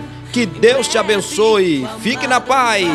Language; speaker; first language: Portuguese; native; Portuguese